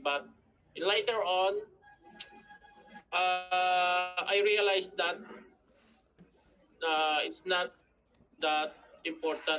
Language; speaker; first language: English; non-native, learner; Filipino